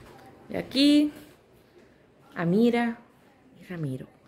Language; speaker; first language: Spanish; native; Spanish